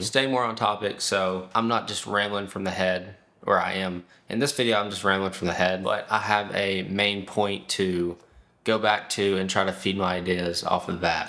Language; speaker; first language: English; native; English